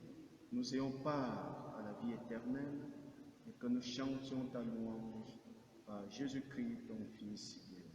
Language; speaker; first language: French; native; French